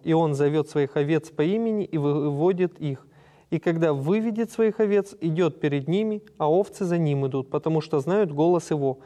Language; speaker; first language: Russian; native; Russian